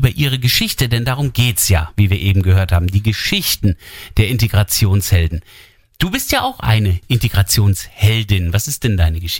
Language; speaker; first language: German; native; German